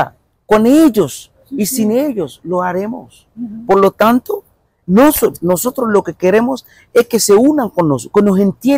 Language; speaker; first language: Spanish; non-native, fluent; Bambara